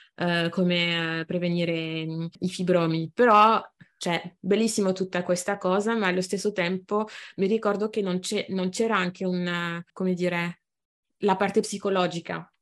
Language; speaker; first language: Italian; non-native, fluent; French